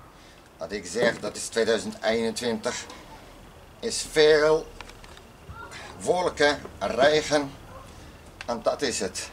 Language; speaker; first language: Dutch; non-native, learner; Arabic